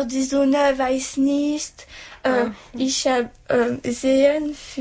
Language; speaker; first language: German; non-native, learner; French